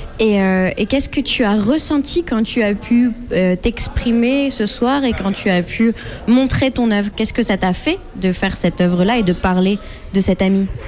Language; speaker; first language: French; native; French